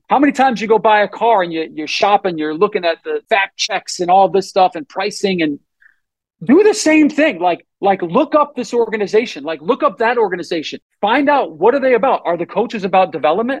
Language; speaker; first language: English; native; English